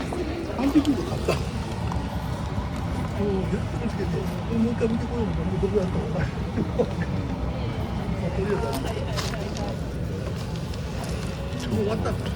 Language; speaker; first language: Japanese; native; Japanese